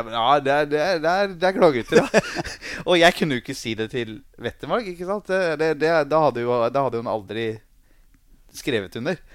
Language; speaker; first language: Norwegian; early bilingual, other home language; Persian